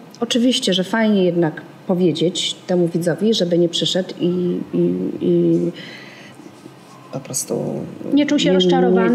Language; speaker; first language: Polish; native; Polish